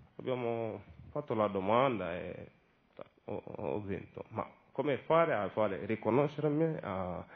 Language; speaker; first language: Italian; non-native, fluent; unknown